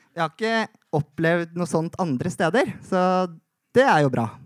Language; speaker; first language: Norwegian; native; Norwegian